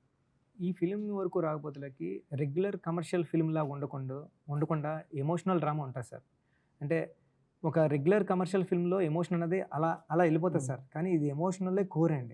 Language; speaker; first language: Telugu; native; Telugu